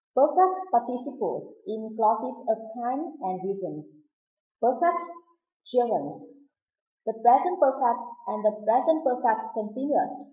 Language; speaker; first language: English; non-native, fluent; Vietnamese